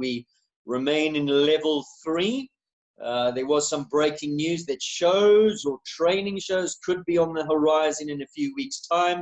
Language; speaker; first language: English; native; English